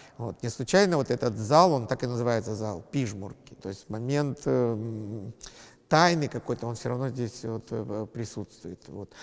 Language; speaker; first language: Russian; native; Russian